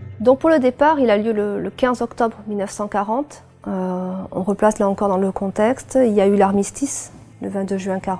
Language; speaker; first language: French; native; French